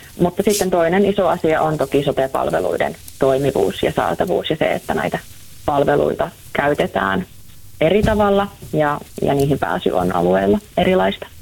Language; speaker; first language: Finnish; native; Finnish